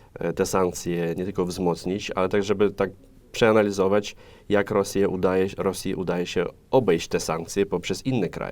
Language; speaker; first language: Polish; non-native, fluent; Ukrainian